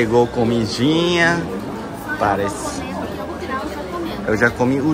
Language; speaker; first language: Portuguese; non-native, fluent; Japanese